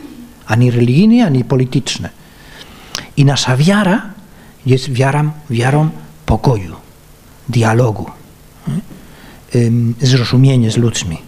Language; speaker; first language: Polish; non-native, fluent; Spanish